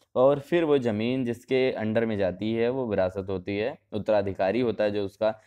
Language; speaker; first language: Hindi; native; Hindi